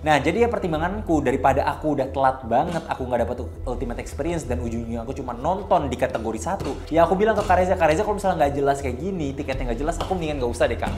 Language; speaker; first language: Indonesian; native; Indonesian